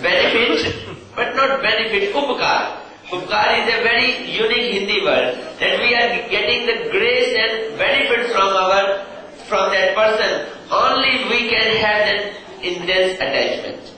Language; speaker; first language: English; non-native, local second language; Hindi